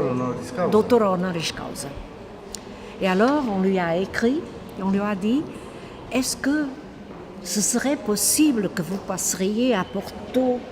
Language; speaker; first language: French; non-native, fluent; Portuguese